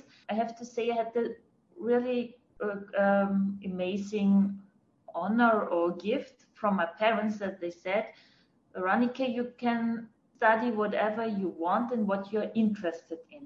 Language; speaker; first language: English; non-native, fluent; German